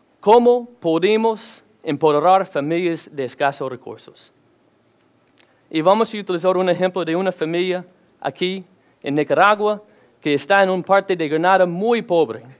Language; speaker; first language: Spanish; non-native, learner; English